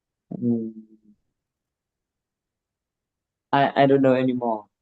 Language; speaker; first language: English; non-native, learner; Vietnamese